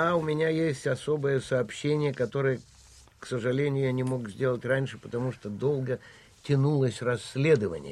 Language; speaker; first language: Russian; native; Russian